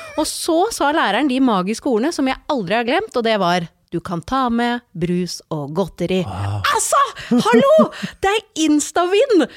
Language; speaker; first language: Norwegian; native; Norwegian